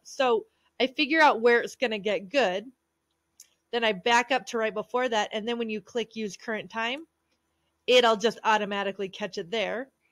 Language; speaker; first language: English; native; English